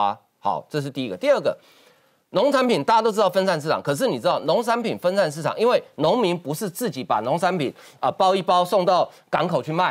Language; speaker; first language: Chinese; native; Chinese